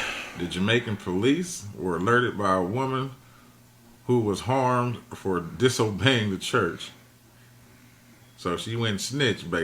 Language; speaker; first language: English; native; English